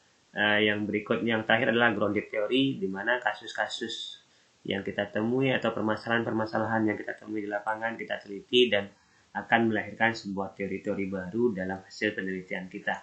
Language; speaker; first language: Indonesian; native; Indonesian